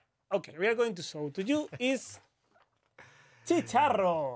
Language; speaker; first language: English; non-native, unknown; Spanish